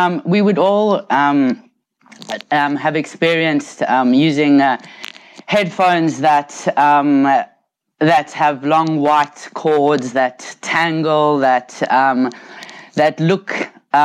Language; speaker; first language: English; native; English